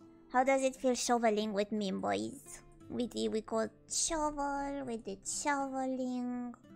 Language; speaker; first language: English; non-native, fluent; Japanese